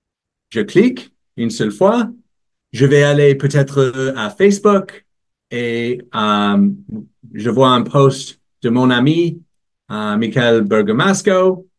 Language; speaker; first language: French; non-native, learner; English